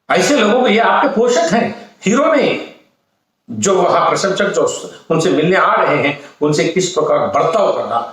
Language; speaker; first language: Hindi; non-native, local second language; Telugu